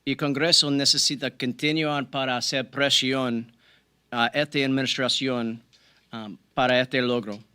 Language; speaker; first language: Spanish; non-native, learner; English